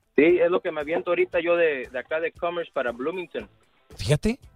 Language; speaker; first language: Spanish; early bilingual, heritage; Spanish